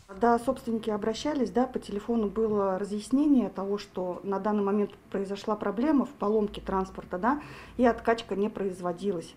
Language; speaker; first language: Russian; native; Russian